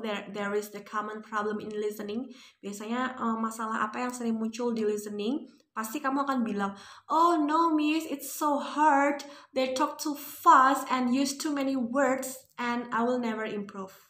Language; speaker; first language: English; non-native, fluent; Indonesian